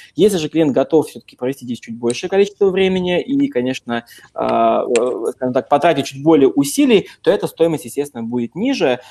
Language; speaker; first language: Russian; native; Russian